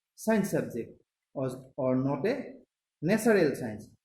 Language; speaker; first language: English; non-native, local second language; Assamese